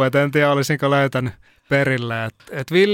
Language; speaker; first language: Finnish; native; Finnish